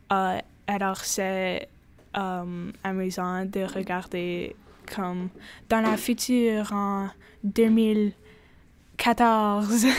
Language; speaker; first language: French; non-native, local second language; English